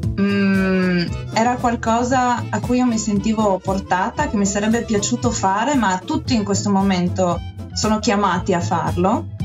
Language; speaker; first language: Italian; native; Italian